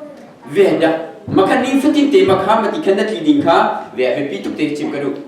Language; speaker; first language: Norwegian; non-native, learner; Hakha Chin